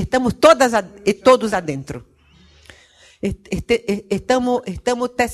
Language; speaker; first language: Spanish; non-native, fluent; Portuguese